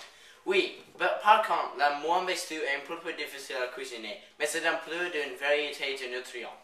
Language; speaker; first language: French; non-native, learner; English